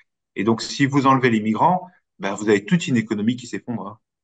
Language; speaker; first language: French; native; French